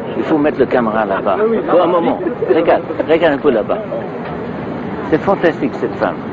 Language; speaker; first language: French; non-native, learner; English